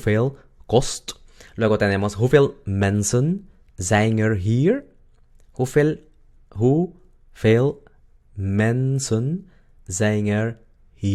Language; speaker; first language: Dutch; non-native, fluent; Spanish